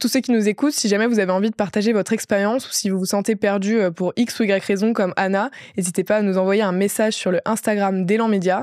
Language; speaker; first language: French; native; French